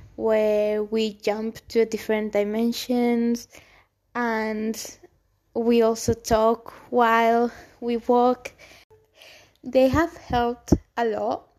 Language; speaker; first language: English; non-native, fluent; Spanish